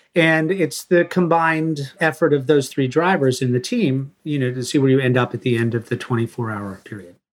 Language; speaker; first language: English; native; English